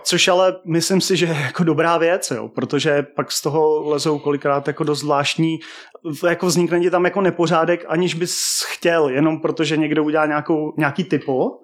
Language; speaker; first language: Czech; native; Czech